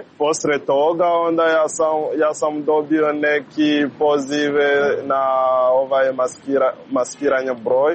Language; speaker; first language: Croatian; non-native, learner; Rundi